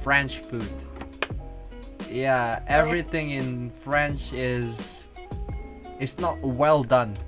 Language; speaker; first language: English; non-native, learner; Indonesian